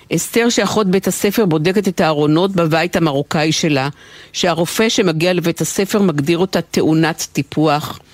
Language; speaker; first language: Hebrew; native; Hebrew